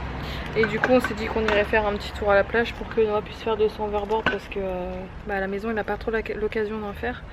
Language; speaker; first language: French; native; French